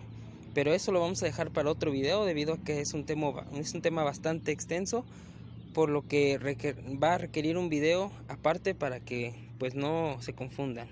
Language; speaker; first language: Spanish; native; Spanish